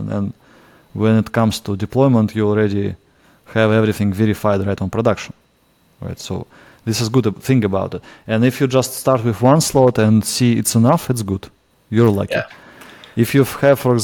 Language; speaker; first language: English; non-native, fluent; Russian